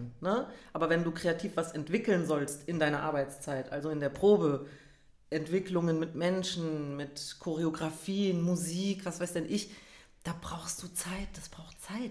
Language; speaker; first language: German; native; German